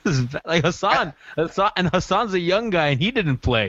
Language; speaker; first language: English; native; English